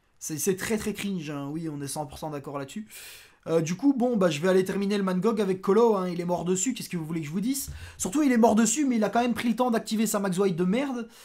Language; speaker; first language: French; native; French